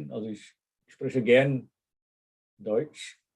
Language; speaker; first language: German; non-native, fluent; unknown